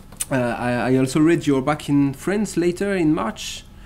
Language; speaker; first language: English; non-native, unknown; French